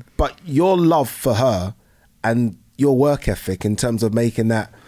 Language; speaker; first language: English; native; English